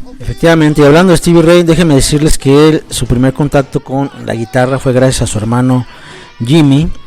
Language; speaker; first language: Spanish; native; Spanish